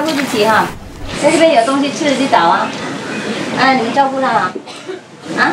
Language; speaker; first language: Chinese; non-native, fluent; Vietnamese